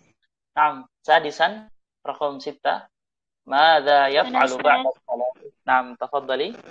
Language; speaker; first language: Arabic; non-native, fluent; Indonesian